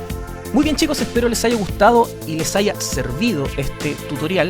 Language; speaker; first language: Spanish; native; Spanish